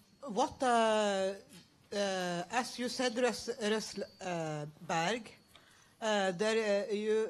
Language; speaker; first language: English; non-native, fluent; Dutch